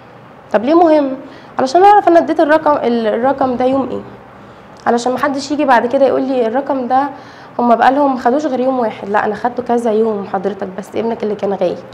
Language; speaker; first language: Arabic; native; Arabic